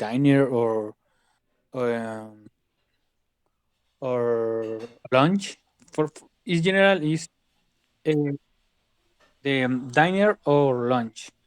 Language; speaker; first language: English; non-native, learner; Spanish